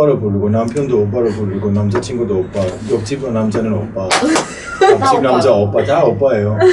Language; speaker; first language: Korean; non-native, learner; Persian